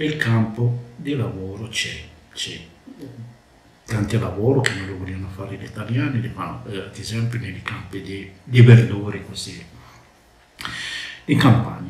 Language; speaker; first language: Italian; non-native, learner; Arabic